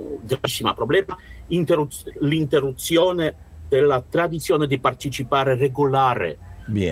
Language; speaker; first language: Italian; non-native, learner; Russian